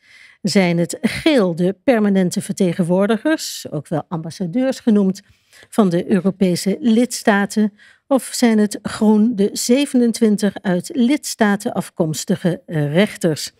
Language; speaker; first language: Dutch; native; Dutch